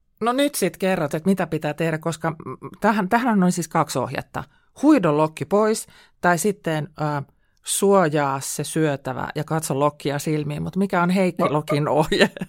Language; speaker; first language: Finnish; native; Finnish